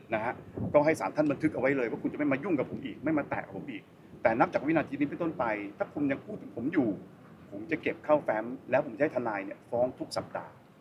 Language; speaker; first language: Thai; native; Thai